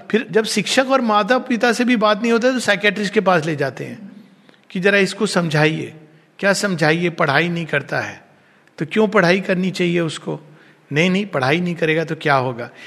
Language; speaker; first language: Hindi; native; Hindi